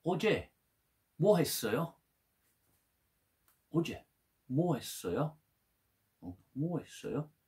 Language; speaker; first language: Korean; non-native, learner; Italian